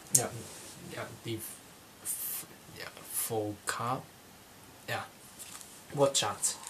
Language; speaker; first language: German; non-native, learner; Cantonese